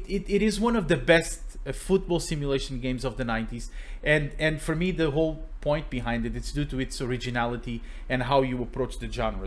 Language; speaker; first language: English; non-native, fluent; Portuguese